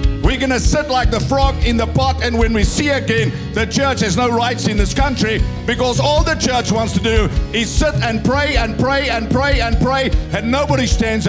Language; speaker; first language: English; non-native, local second language; Afrikaans